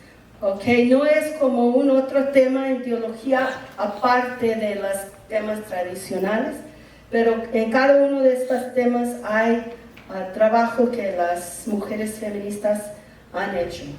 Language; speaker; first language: Spanish; early bilingual, heritage; English